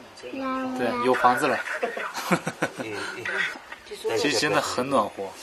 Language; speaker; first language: Chinese; non-native, fluent; Japanese